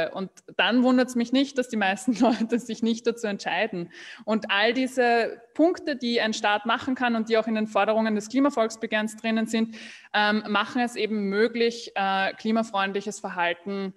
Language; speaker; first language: German; native; German